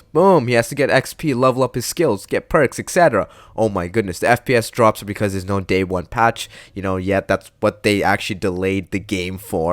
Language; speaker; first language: English; native; English